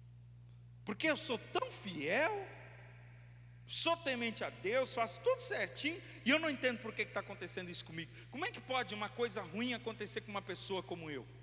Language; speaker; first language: Portuguese; native; Portuguese